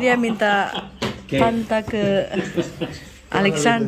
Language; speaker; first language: Spanish; non-native, learner; Indonesian